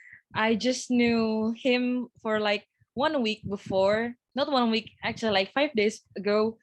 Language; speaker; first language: English; non-native, fluent; Indonesian